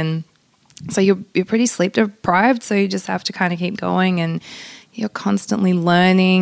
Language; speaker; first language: English; non-native, local second language; Polish